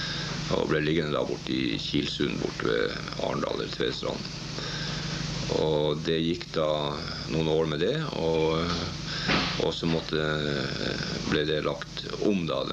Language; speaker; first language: Norwegian; native; Norwegian